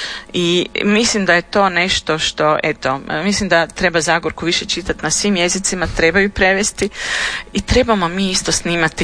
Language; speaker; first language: Serbian; native; Serbian